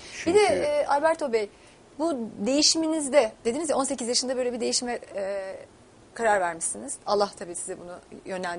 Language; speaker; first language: Turkish; native; Turkish